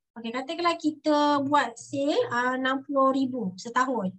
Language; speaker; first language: Malay; native; Malay